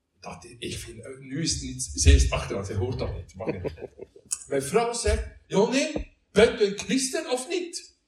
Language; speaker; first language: Dutch; non-native, learner; Norwegian